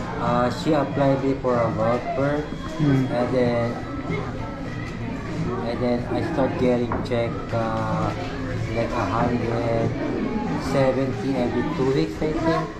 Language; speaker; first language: English; non-native, local second language; Filipino